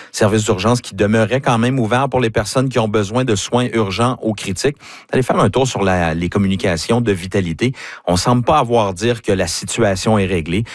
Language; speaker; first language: French; native; French